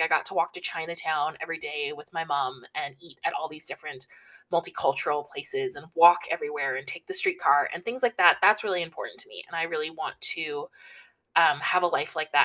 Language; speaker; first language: English; native; English